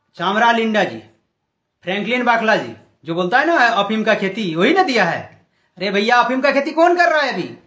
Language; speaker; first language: Hindi; non-native, local second language; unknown